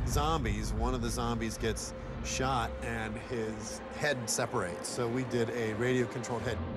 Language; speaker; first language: English; native; English